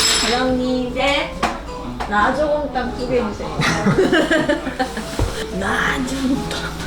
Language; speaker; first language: Korean; non-native, learner; Filipino